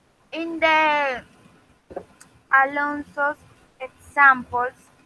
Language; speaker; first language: English; non-native, learner; Spanish